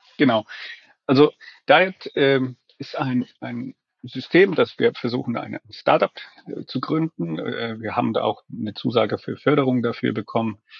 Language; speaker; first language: German; non-native, fluent; Finnish